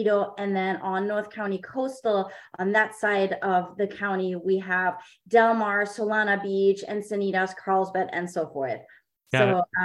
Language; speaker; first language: English; non-native, fluent; German